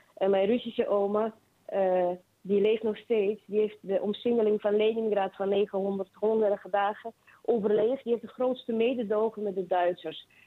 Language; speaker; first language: Dutch; non-native, fluent; Ukrainian